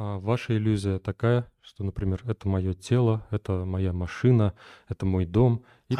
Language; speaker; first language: Russian; native; Russian